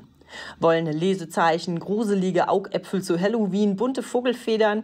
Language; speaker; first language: German; native; German